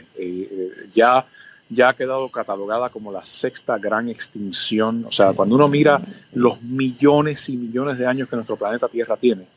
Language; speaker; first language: Spanish; early bilingual, other home language; English